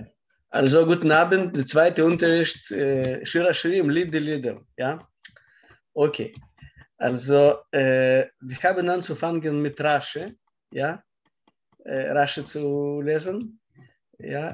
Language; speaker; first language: German; non-native, fluent; Russian